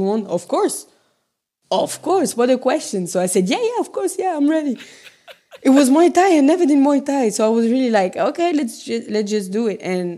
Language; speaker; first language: English; non-native, fluent; French